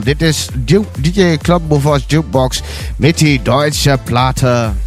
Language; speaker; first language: German; non-native, learner; Dutch